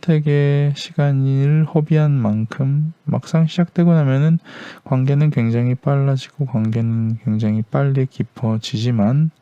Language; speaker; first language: Korean; native; Korean